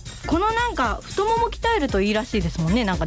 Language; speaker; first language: Japanese; native; Japanese